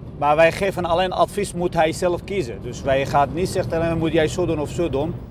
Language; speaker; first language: Dutch; non-native, learner; Kurdish